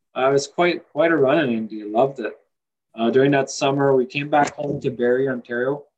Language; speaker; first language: English; native; English